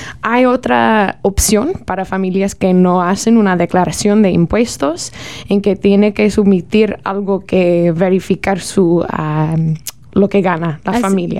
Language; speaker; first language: Spanish; non-native, learner; English